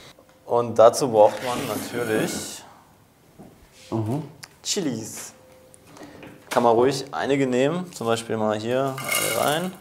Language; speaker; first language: German; native; German